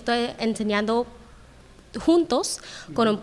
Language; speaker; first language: Spanish; non-native, learner; English